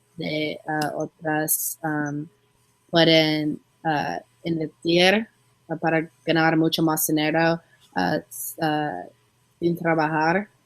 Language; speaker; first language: Spanish; non-native, learner; English